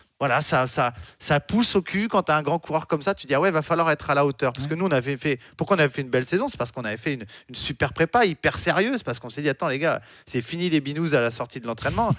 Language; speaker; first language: French; native; French